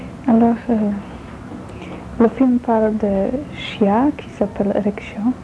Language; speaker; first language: French; non-native, learner; Polish